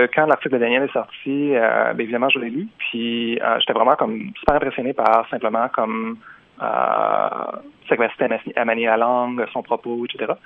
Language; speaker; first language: French; native; French